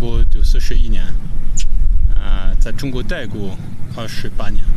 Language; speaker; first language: Chinese; non-native, fluent; French